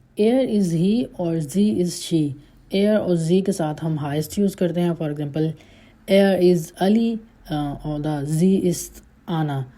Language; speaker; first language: Urdu; native; Urdu